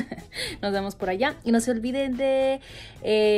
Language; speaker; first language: Spanish; native; Spanish